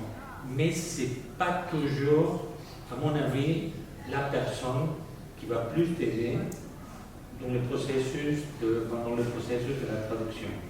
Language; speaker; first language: French; non-native, fluent; Spanish